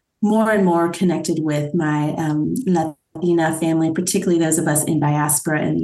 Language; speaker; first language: English; native; English